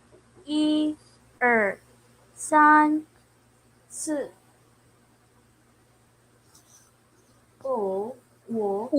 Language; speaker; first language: Chinese; non-native, learner; Filipino